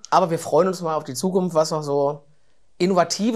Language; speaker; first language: German; native; German